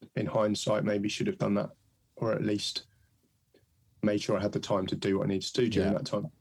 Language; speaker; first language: English; native; English